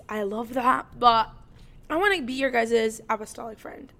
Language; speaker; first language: English; native; English